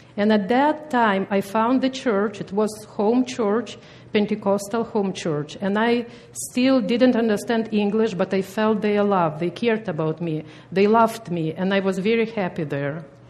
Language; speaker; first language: English; non-native, fluent; Russian